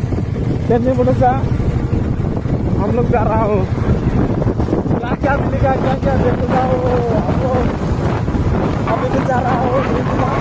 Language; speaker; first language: Hindi; non-native, local second language; Bodo